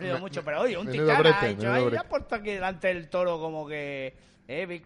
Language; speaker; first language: Spanish; native; Spanish